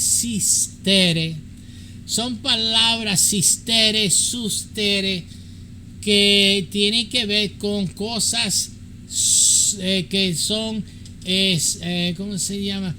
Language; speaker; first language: Spanish; early bilingual, heritage; English